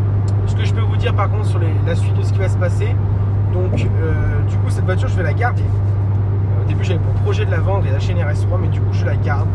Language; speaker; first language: French; native; French